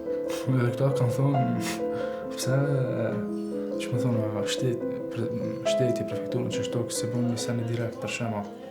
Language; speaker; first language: French; non-native, learner; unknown